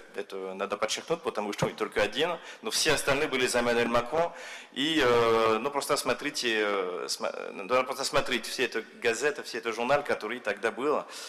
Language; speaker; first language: Russian; non-native, fluent; French